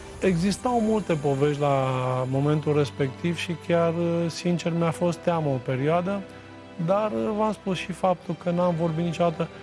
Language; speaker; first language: Romanian; native; Romanian